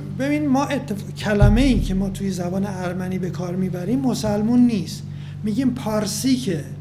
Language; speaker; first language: Persian; non-native, local second language; Armenian